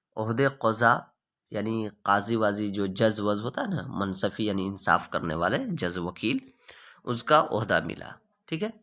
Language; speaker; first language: Urdu; native; Urdu